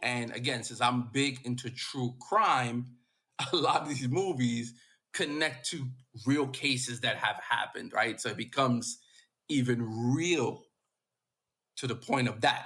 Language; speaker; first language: English; native; English